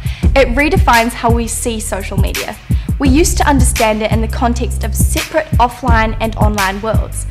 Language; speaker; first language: English; native; English